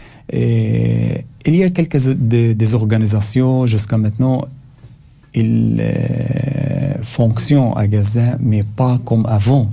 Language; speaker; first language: French; non-native, learner; Arabic